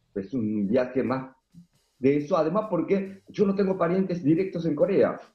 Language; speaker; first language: Spanish; early bilingual, other home language; Korean